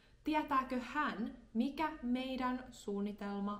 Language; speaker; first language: Finnish; non-native, fluent; English